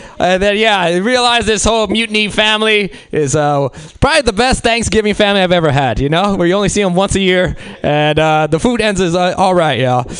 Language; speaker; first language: English; native; English